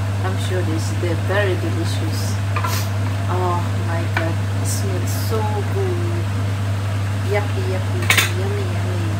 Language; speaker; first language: English; non-native, learner; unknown